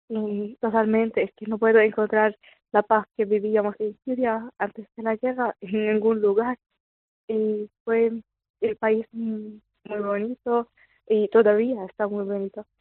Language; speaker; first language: Spanish; non-native, fluent; Arabic